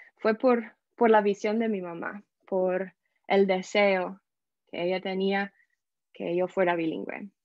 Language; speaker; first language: Spanish; non-native, fluent; English